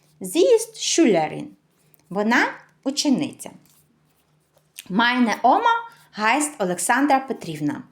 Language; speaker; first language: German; non-native, fluent; Ukrainian